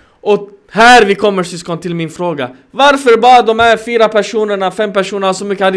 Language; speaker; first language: Swedish; non-native, fluent; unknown